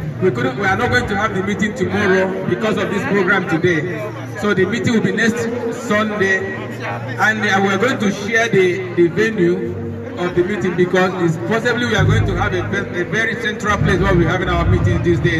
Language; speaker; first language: English; non-native, local second language; Igbo